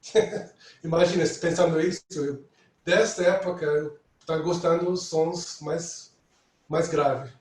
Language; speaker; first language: Portuguese; non-native, fluent; English